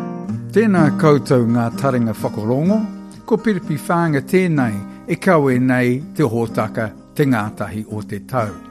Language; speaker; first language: Māori; non-native, local second language; English